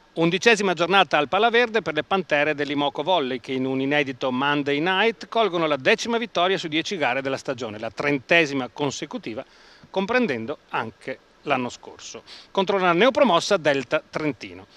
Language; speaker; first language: Italian; native; Italian